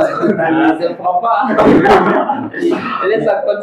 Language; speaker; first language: French; non-native, fluent; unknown